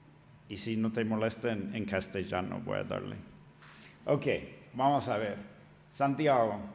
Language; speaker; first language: Spanish; non-native, fluent; English